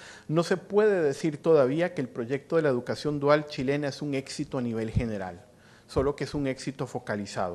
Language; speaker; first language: Spanish; native; Spanish